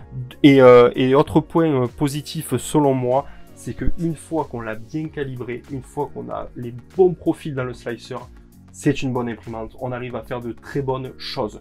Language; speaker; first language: French; native; French